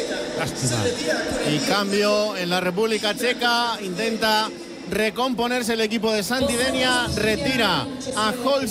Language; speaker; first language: Spanish; native; Spanish